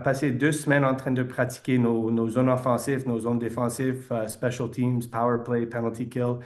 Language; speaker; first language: French; non-native, fluent; English